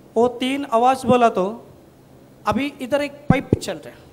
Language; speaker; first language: Hindi; non-native, local second language; Malayalam